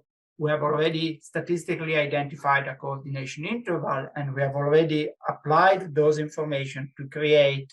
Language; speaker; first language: English; non-native, fluent; Italian